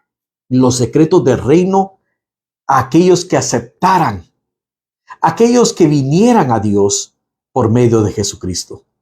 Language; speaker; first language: Spanish; native; Spanish